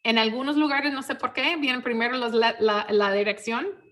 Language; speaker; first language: Spanish; non-native, fluent; English